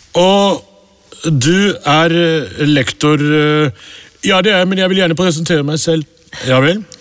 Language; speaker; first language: Norwegian; early bilingual, other home language; Urdu